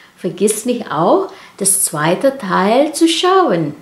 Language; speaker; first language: German; non-native, fluent; Indonesian